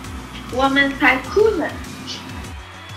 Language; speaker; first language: Chinese; non-native, learner; English